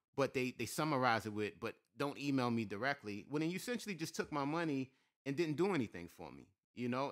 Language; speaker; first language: English; native; English